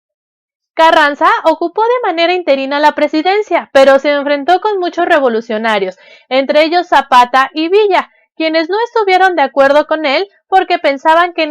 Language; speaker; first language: Spanish; native; Spanish